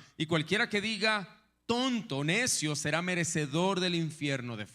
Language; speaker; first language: Spanish; native; Spanish